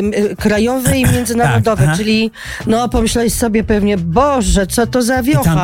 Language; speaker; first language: Polish; native; Polish